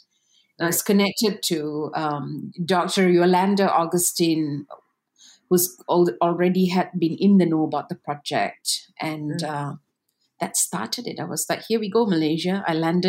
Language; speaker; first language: English; non-native, local second language; Tamil